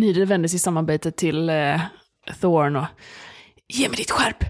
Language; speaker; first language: Swedish; native; Swedish